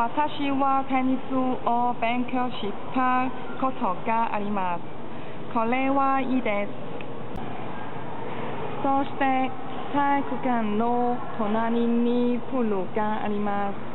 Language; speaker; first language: Japanese; non-native, learner; Cantonese